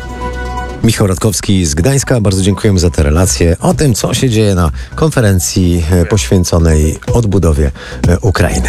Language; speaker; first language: Polish; native; Polish